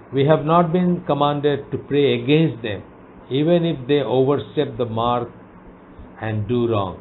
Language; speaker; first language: English; non-native, local second language; Bangla